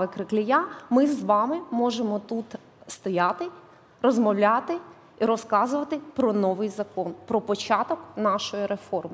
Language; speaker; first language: Ukrainian; native; Ukrainian